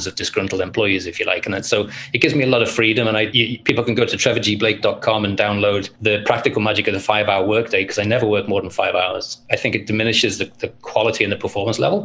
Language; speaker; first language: English; native; English